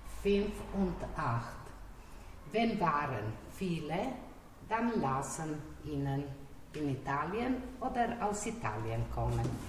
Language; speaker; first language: German; non-native, learner; Slovenian